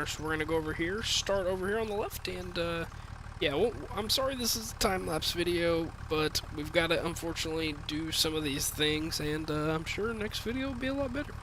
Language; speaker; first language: English; native; English